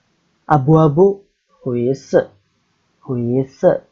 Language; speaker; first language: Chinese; non-native, learner; Indonesian